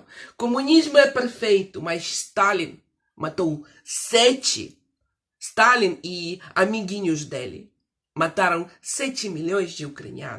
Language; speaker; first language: Portuguese; non-native, fluent; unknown